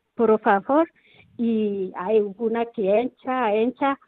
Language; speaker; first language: Spanish; non-native, learner; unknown